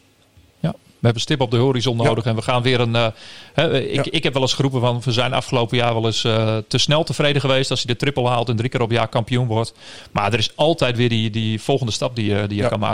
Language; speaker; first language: Dutch; native; Dutch